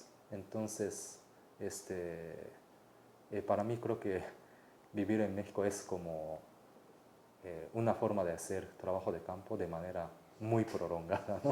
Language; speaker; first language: Spanish; non-native, fluent; Japanese